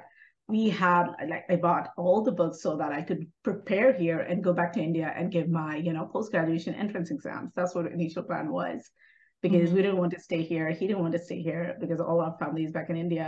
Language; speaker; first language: English; non-native, local second language; Hindi